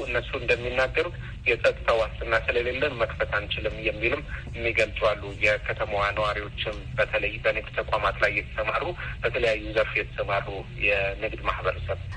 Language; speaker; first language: Amharic; non-native, local second language; Tigrinya